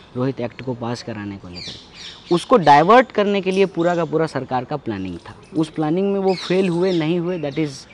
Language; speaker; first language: Hindi; native; Hindi